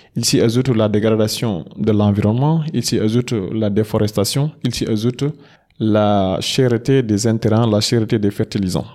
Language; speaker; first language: French; non-native, local second language; Fula